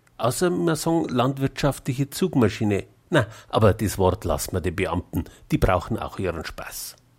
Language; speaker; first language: German; native; German